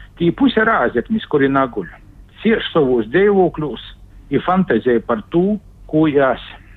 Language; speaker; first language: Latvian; native; Latvian